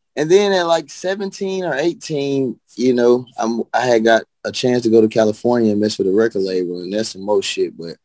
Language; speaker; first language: English; native; English